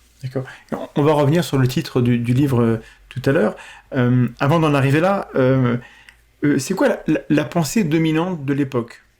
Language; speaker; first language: French; native; French